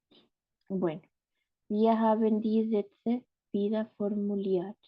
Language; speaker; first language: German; non-native, fluent; Spanish